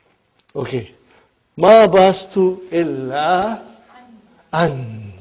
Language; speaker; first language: Arabic; non-native, fluent; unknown